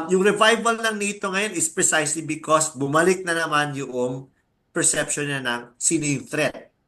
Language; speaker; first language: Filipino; native; Filipino